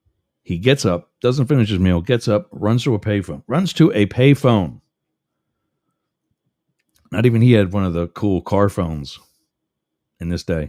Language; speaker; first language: English; native; English